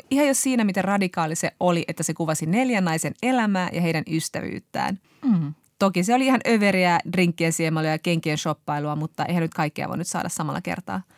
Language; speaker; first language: Finnish; native; Finnish